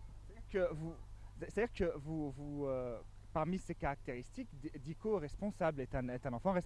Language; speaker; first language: French; non-native, fluent; Arabic